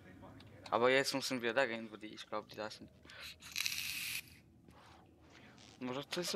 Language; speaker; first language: German; early bilingual, other home language; Polish